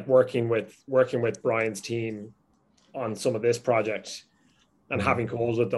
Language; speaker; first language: English; native; English